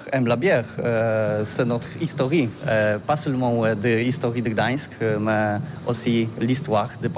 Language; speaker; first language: French; non-native, learner; Polish